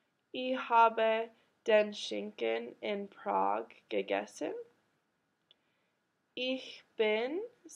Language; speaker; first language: German; non-native, learner; English